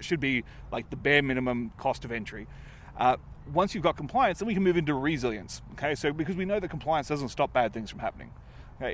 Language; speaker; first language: English; native; English